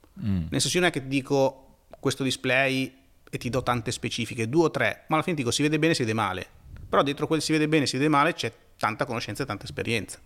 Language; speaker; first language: Italian; native; Italian